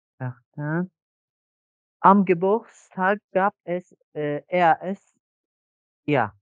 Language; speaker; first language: German; non-native, learner; Kurdish